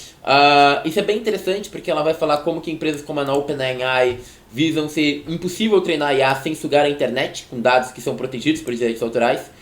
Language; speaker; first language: Portuguese; native; Portuguese